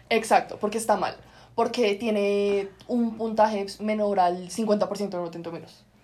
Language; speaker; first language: Spanish; native; Spanish